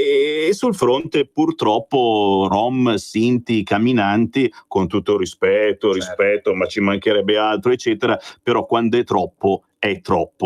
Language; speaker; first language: Italian; native; Italian